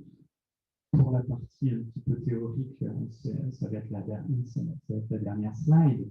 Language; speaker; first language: French; native; French